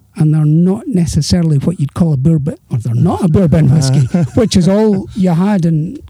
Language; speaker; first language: English; native; English